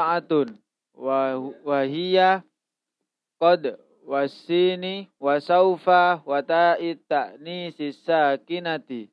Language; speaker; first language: Arabic; non-native, learner; Indonesian